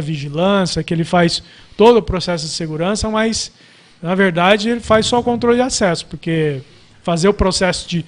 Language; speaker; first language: Portuguese; native; Portuguese